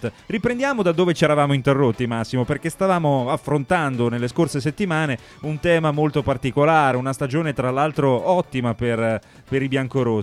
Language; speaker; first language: Italian; native; Italian